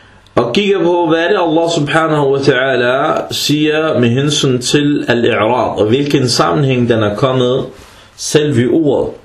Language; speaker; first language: Danish; early bilingual, other home language; Arabic